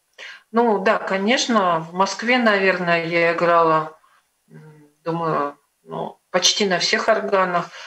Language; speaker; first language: Russian; native; Russian